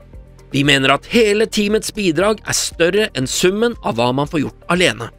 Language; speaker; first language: Norwegian; native; Norwegian